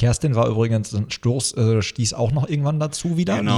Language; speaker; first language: German; native; German